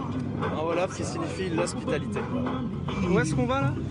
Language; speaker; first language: French; native; French